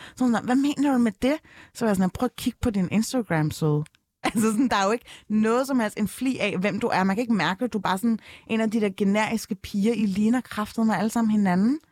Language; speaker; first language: Danish; native; Danish